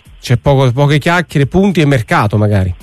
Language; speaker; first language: Italian; native; Italian